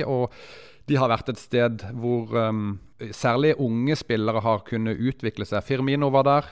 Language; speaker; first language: Norwegian; native; Norwegian